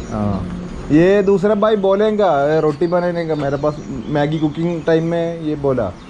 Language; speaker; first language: Hindi; non-native, local second language; Malayalam